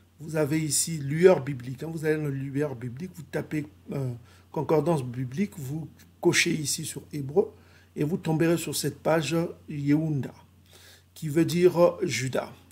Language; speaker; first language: French; non-native, local second language; Kongo